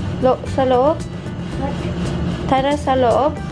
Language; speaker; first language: Filipino; early bilingual, heritage; Filipino